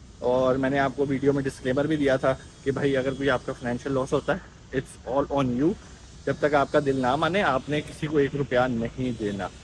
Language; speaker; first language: Urdu; native; Urdu